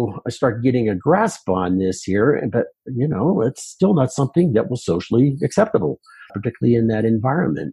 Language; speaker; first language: English; native; English